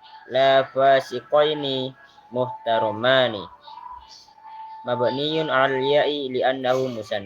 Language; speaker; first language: Arabic; non-native, learner; Indonesian